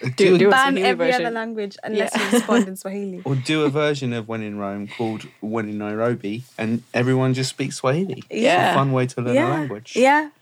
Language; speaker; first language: English; non-native, local second language; Swahili